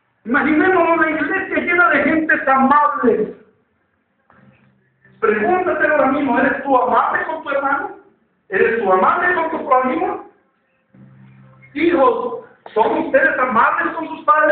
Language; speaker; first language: Spanish; native; Spanish